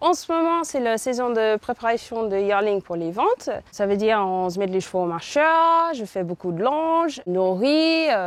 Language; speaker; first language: French; non-native, fluent; English